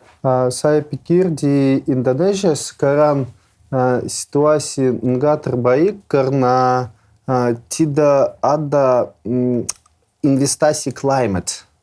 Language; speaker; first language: Indonesian; non-native, learner; Russian